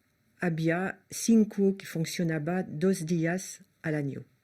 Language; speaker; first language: Spanish; non-native, learner; French